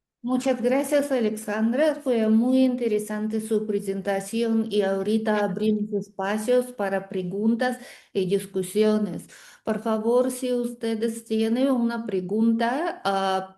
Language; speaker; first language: Spanish; non-native, fluent; Russian